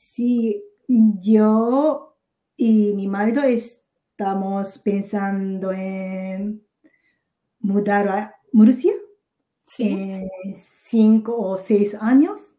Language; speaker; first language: Spanish; non-native, learner; Japanese